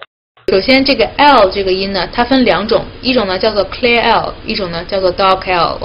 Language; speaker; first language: Chinese; native; Chinese